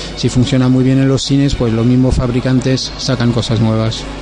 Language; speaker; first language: Spanish; non-native, fluent; French